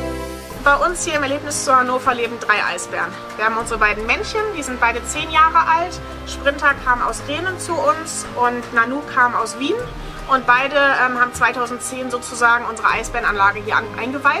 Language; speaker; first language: German; native; German